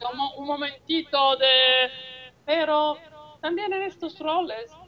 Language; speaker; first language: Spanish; non-native, learner; Italian